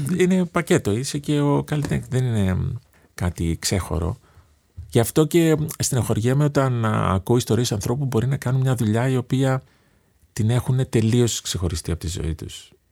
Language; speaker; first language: Greek; native; Greek